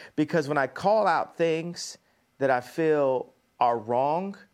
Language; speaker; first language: English; native; English